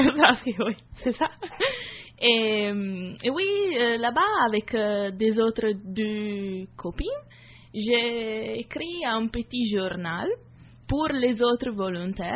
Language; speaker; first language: French; non-native, learner; Italian